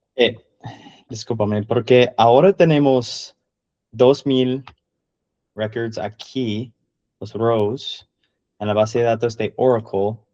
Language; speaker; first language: Spanish; non-native, learner; English